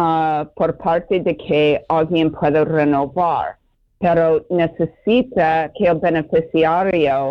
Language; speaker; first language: Spanish; non-native, fluent; English